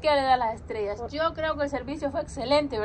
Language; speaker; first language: Spanish; native; Spanish